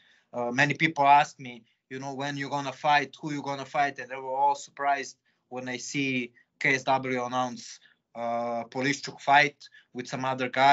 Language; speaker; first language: English; non-native, fluent; Serbian